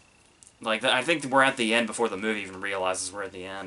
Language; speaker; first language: English; native; English